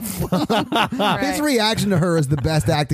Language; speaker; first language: English; native; English